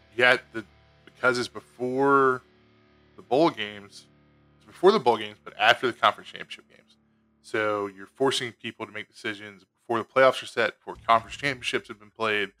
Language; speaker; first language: English; native; English